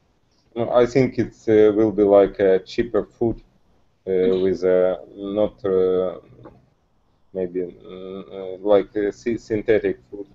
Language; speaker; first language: English; non-native, learner; Russian